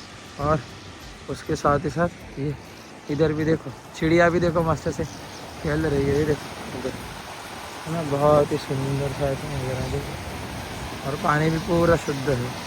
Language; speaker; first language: Hindi; non-native, local second language; Marathi